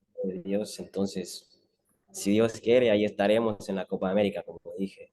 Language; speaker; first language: Spanish; native; Spanish